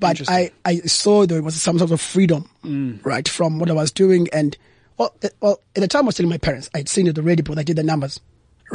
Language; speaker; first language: English; non-native, local second language; Xhosa